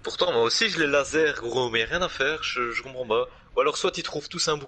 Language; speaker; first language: French; native; French